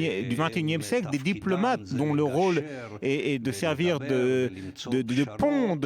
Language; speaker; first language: French; non-native, fluent; Hebrew